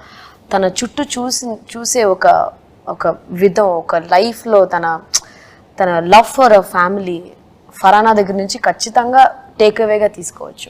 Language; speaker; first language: Telugu; non-native, fluent; Tamil